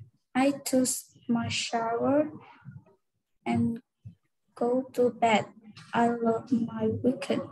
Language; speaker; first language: English; non-native, learner; Vietnamese